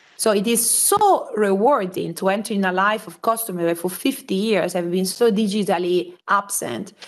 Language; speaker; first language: English; non-native, fluent; Italian